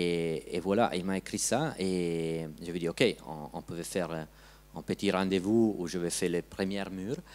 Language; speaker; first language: French; non-native, learner; Italian